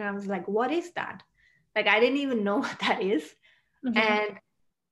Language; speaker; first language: English; non-native, local second language; Hindi